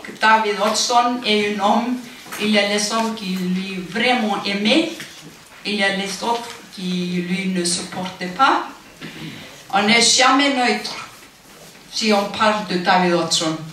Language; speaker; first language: French; non-native, fluent; Icelandic